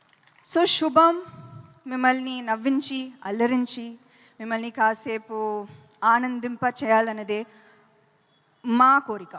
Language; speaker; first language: Telugu; non-native, fluent; Tamil